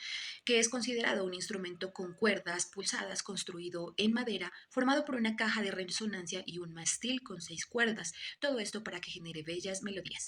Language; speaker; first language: Spanish; native; Spanish